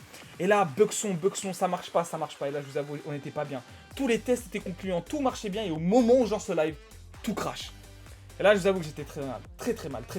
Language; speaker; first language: French; native; French